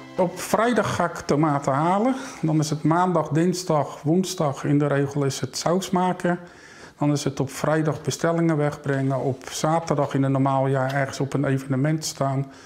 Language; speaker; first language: Dutch; native; Dutch